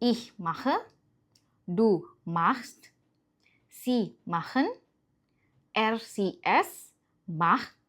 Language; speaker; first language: German; non-native, fluent; Indonesian